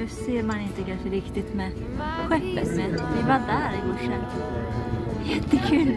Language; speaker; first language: Swedish; non-native, learner; Japanese